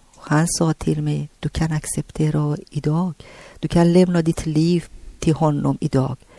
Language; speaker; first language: Swedish; non-native, learner; Persian